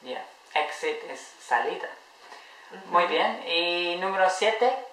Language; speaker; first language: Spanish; non-native, fluent; English